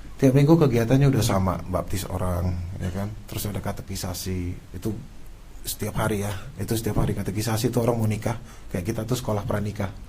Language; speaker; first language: Indonesian; native; Indonesian